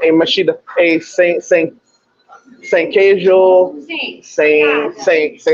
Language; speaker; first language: Portuguese; non-native, learner; English